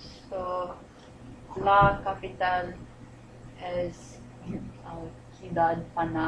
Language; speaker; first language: Spanish; non-native, learner; English